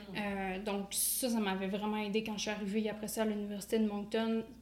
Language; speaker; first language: French; native; French